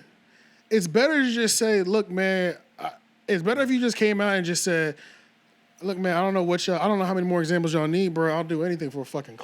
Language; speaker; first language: English; native; English